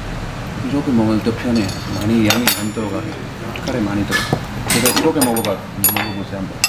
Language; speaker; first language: Korean; non-native, fluent; Urdu